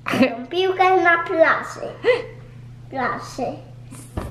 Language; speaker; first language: Polish; early bilingual, heritage; Polish